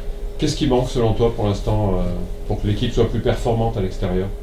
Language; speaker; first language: French; native; French